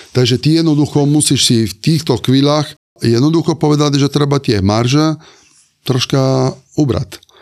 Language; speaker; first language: Slovak; non-native, fluent; Italian